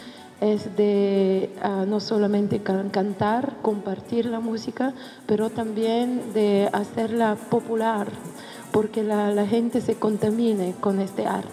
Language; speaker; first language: Spanish; non-native, fluent; Bulgarian